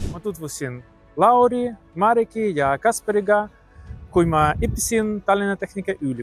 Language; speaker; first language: Estonian; non-native, learner; Ukrainian